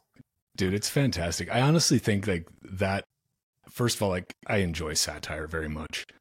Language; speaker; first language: English; native; English